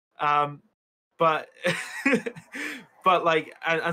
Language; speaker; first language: English; native; English